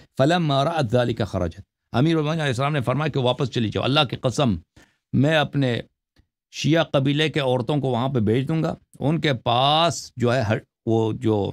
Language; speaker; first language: Urdu; non-native, local second language; Punjabi